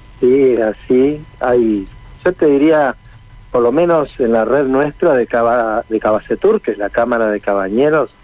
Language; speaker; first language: Spanish; native; Spanish